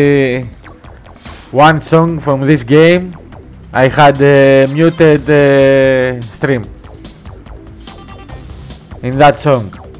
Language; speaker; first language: English; non-native, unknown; Greek